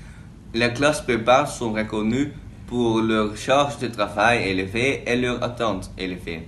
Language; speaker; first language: French; non-native, learner; Dutch